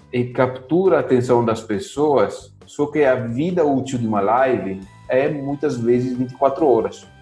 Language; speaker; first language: Portuguese; non-native, fluent; Italian